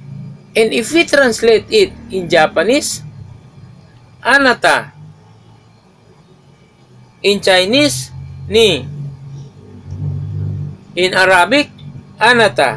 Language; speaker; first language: English; non-native, local second language; Maguindanaon